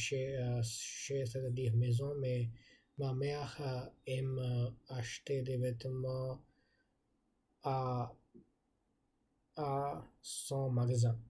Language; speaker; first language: French; non-native, learner; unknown